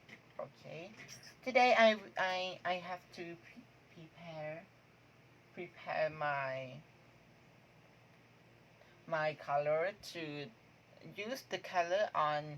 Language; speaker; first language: English; non-native, learner; Thai